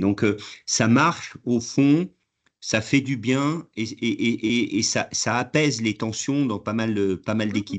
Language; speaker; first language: French; native; French